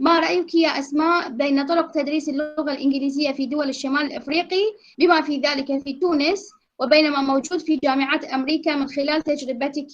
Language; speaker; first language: Arabic; native; Arabic